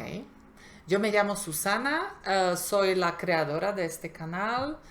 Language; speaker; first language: Spanish; non-native, fluent; Slovak